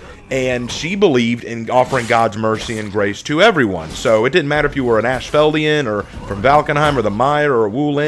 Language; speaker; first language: English; native; English